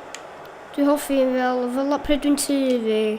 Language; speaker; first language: Welsh; native; Welsh